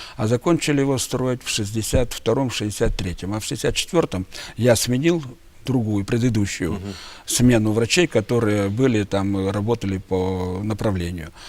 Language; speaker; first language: Russian; native; Russian